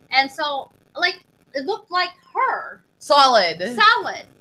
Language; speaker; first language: English; native; English